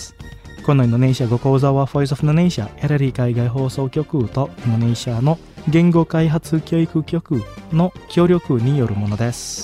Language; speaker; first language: Japanese; non-native, fluent; Indonesian